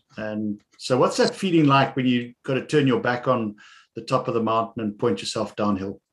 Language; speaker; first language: English; native; English